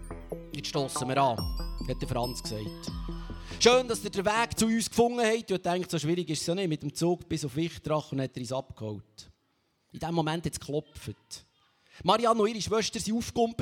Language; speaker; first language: German; native; German